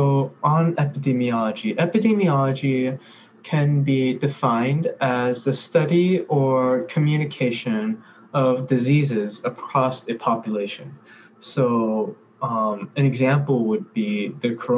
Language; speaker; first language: English; early bilingual, other home language; Korean